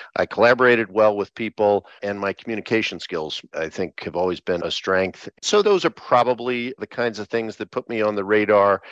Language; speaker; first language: English; native; English